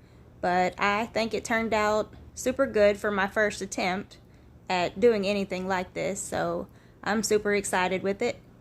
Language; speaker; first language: English; native; English